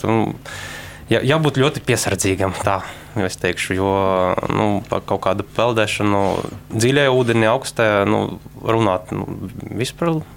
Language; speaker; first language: Latvian; non-native, local second language; Russian